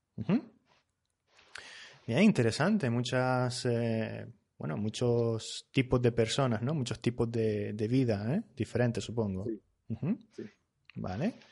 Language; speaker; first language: Spanish; native; Spanish